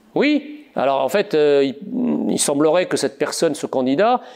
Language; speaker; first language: French; native; French